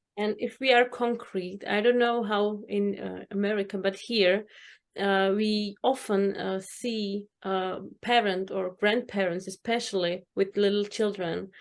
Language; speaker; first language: English; non-native, fluent; Czech